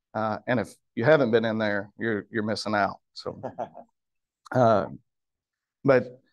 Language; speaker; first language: English; native; English